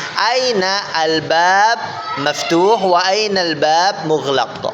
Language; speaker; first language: Arabic; non-native, fluent; Indonesian